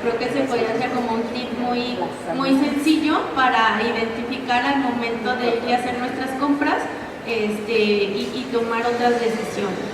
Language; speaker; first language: Spanish; native; Spanish